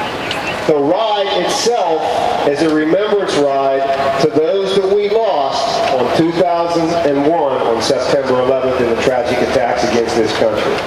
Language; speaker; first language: English; native; English